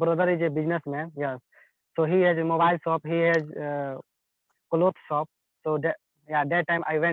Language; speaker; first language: English; non-native, learner; Hindi